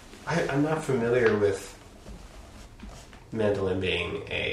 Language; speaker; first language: English; native; English